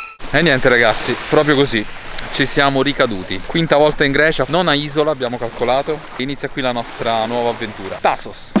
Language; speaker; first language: Italian; native; Italian